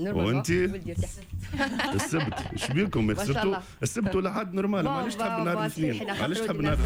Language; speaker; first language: Arabic; native; Arabic